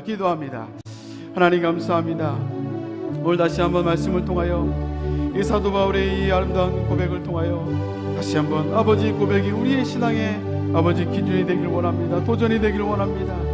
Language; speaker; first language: Korean; native; Korean